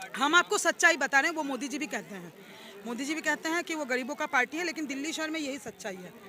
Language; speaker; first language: Hindi; non-native, local second language; Bangla